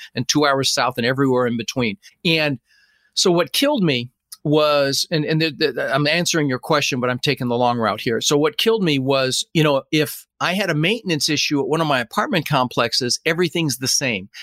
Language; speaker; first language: English; early bilingual, other home language; Dutch